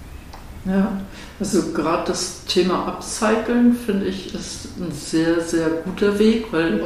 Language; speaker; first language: German; native; German